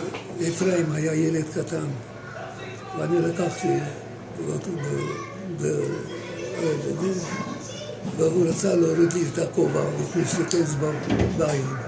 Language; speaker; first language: Hebrew; non-native, fluent; Romanian